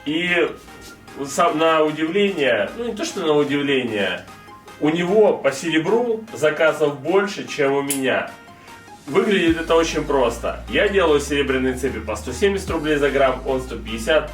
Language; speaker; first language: Russian; native; Russian